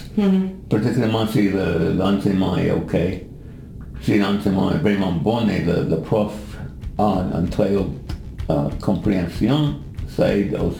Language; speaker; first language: French; non-native, learner; English